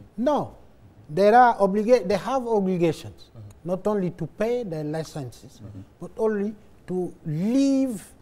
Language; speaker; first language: English; non-native, fluent; Wolof